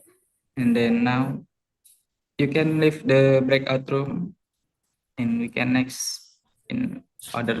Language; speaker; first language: English; non-native, learner; Indonesian